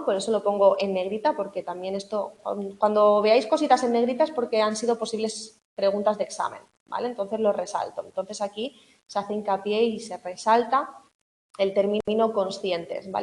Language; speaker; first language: Spanish; native; Spanish